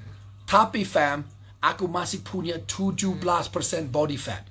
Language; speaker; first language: Indonesian; non-native, learner; English